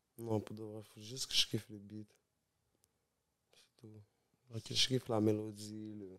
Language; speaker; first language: French; early bilingual, other home language; Arabic